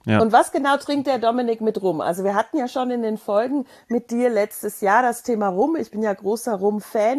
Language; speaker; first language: German; non-native, learner; English